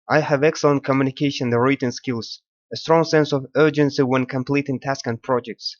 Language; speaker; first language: English; non-native, learner; Kazakh